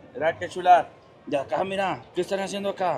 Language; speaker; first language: Spanish; native; Spanish